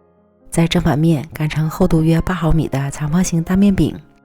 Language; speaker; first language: Chinese; native; Chinese